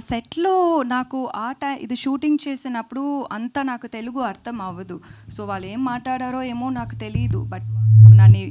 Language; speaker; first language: Telugu; non-native, learner; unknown